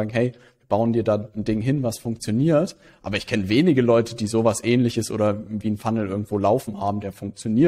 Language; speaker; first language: German; native; German